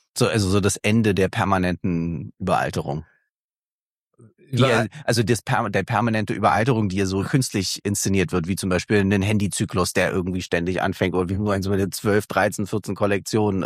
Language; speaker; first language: German; native; German